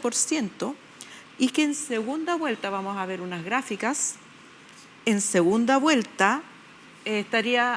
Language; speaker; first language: Spanish; native; Spanish